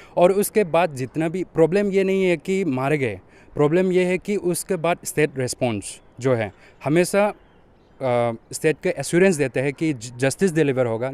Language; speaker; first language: Hindi; non-native, local second language; Manipuri